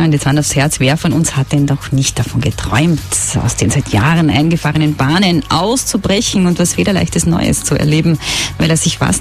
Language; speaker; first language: German; native; German